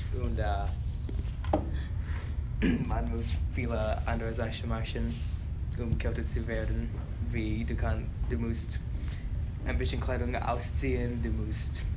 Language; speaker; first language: German; non-native, learner; English